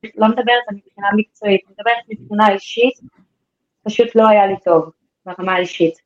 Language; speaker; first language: Hebrew; native; Hebrew